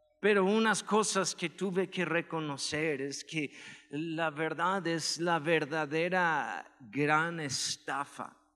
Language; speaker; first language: Spanish; non-native, fluent; English